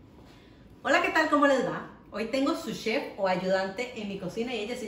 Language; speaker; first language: Spanish; native; Spanish